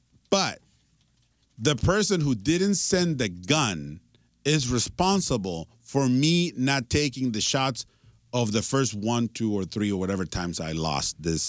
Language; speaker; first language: English; early bilingual, other home language; Spanish